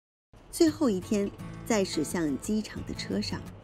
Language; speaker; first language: Chinese; native; Chinese